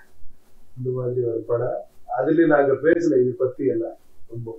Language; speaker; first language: Tamil; non-native, learner; Kannada